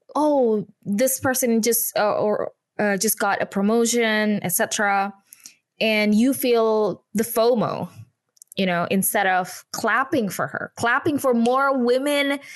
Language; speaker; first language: English; non-native, fluent; Indonesian